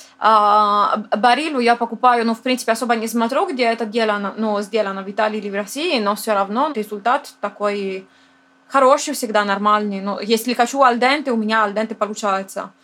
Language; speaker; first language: Russian; non-native, fluent; Italian